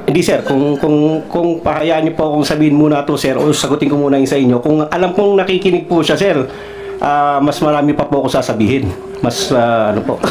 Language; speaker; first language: Filipino; non-native, local second language; Cebuano